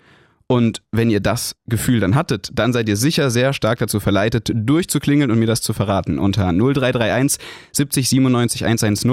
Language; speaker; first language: German; native; German